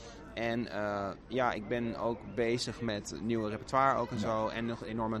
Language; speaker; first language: Dutch; native; Dutch